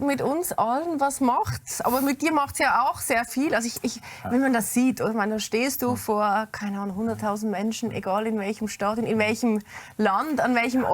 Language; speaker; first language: German; native; German